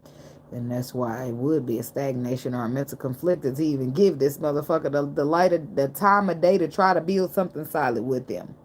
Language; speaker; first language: English; native; English